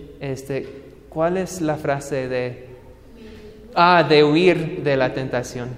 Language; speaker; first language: Spanish; non-native, fluent; English